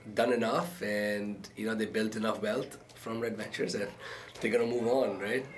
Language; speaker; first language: English; early bilingual, other home language; Arabic